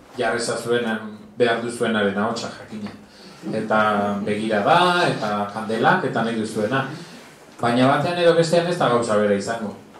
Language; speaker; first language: Basque; non-native, local second language; Spanish